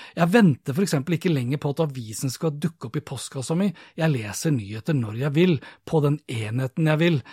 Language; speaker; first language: Norwegian; native; Norwegian